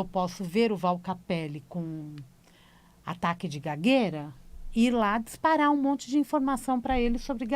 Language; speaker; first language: Portuguese; native; Portuguese